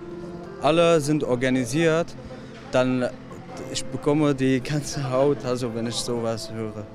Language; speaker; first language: German; non-native, learner; Arabic